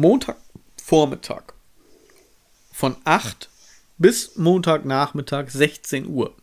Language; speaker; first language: German; native; German